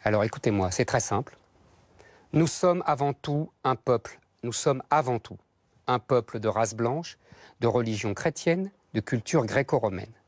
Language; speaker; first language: French; native; French